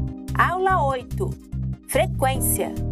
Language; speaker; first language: Portuguese; non-native, fluent; English